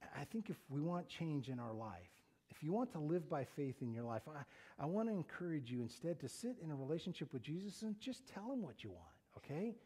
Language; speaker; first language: English; native; English